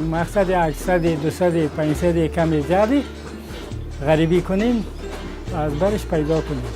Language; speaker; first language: Persian; native; Persian